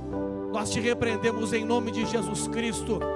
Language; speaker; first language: Portuguese; native; Portuguese